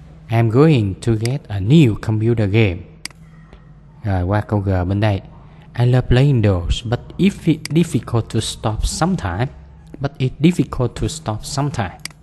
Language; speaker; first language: English; non-native, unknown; Vietnamese